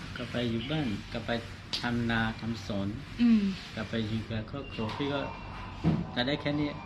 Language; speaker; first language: Thai; non-native, learner; Burmese